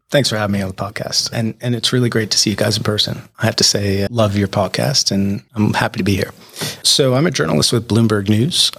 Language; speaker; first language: English; native; English